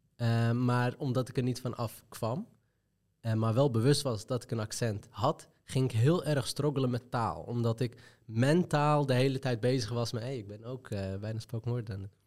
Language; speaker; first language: Dutch; early bilingual, other home language; Arabic